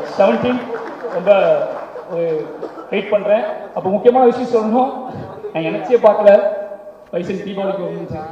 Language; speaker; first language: Tamil; native; Tamil